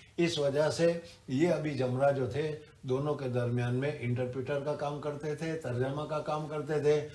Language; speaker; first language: Urdu; non-native, local second language; Gujarati